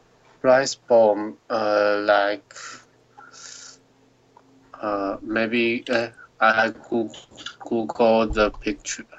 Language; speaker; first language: English; non-native, learner; Chinese